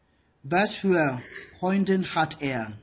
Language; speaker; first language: German; non-native, learner; Spanish